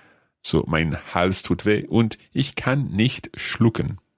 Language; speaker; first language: German; non-native, learner; English